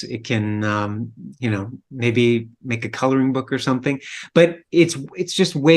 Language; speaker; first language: English; native; English